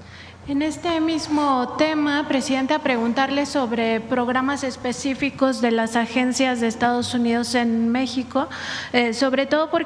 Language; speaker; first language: Spanish; native; Spanish